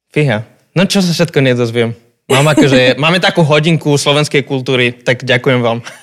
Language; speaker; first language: Slovak; non-native, fluent; Spanish